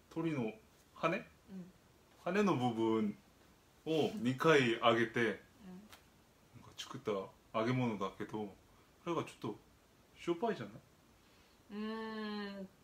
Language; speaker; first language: Japanese; non-native, fluent; Korean